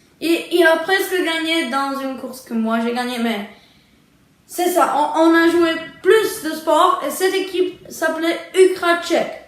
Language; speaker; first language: French; early bilingual, other home language; Czech